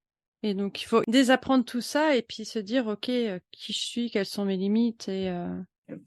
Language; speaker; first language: French; native; French